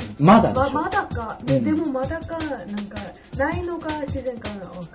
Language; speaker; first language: Japanese; non-native, fluent; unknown